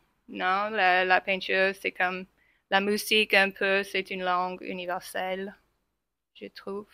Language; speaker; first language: French; non-native, fluent; English